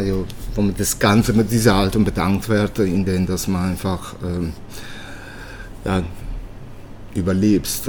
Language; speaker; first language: German; early bilingual, other home language; Italian